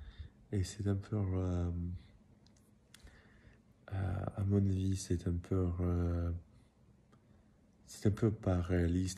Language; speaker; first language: French; non-native, learner; English